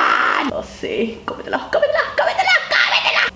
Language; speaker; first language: Spanish; native; Spanish